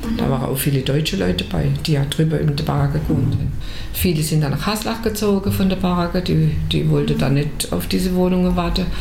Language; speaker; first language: German; native; German